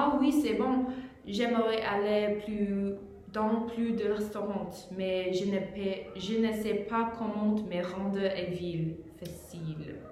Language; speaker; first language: French; non-native, learner; English